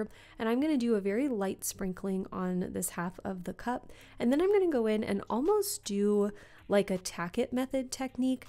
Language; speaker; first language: English; native; English